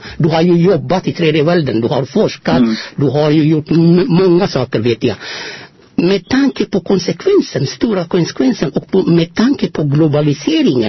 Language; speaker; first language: Swedish; non-native, fluent; Amharic